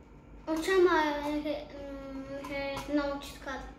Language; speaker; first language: Russian; early bilingual, heritage; Tajik